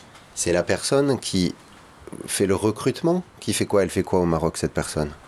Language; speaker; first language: French; native; French